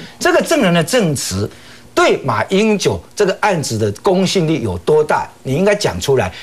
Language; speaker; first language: Chinese; native; Chinese